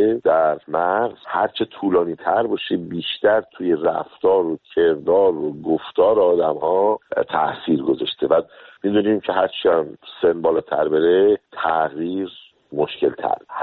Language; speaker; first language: Persian; native; Persian